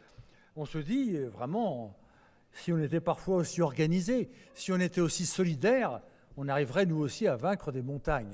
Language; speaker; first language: French; native; French